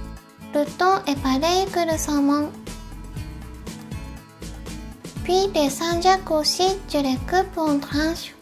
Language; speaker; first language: French; non-native, fluent; Japanese